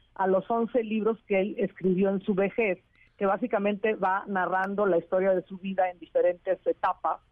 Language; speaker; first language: Spanish; non-native, fluent; Italian